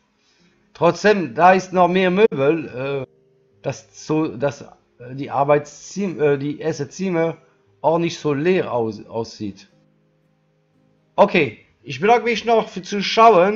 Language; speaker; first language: German; non-native, learner; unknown